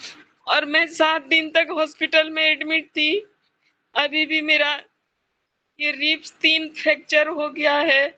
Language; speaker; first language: Hindi; non-native, local second language; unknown